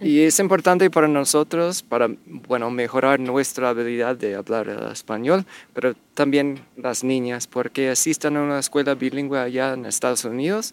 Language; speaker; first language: Spanish; non-native, fluent; English